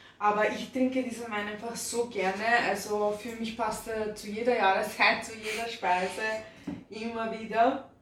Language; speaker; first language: German; early bilingual, other home language; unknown